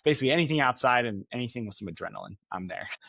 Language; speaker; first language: English; native; English